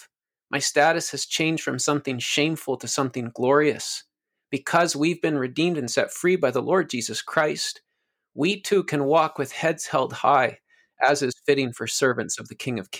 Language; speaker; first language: English; native; English